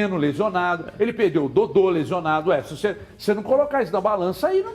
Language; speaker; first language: Portuguese; native; Portuguese